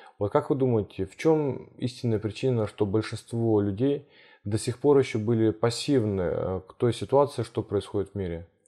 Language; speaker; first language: Russian; early bilingual, heritage; Russian